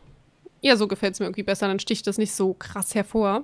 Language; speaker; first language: German; native; German